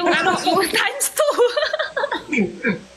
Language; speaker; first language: Filipino; non-native, learner; Chinese